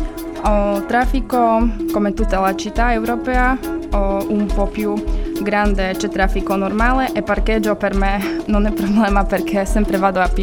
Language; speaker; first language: Italian; non-native, learner; Slovak